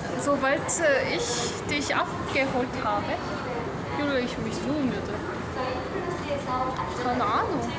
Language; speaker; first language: German; non-native, fluent; Korean